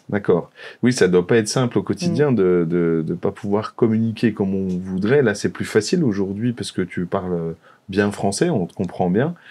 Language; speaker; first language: French; native; French